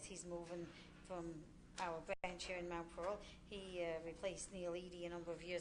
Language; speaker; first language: English; native; English